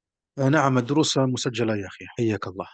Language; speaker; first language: Arabic; non-native, fluent; French